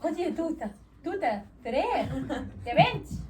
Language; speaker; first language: Arabic; native; Arabic